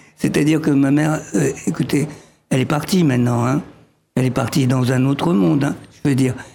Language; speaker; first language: French; early bilingual, other home language; Arabic